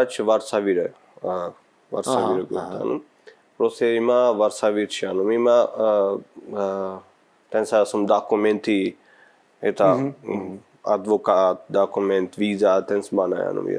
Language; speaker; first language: Armenian; non-native, learner; Punjabi